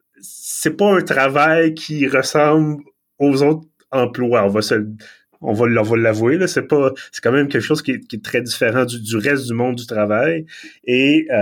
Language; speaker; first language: French; native; French